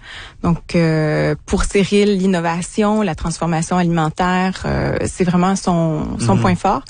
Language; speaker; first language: French; native; French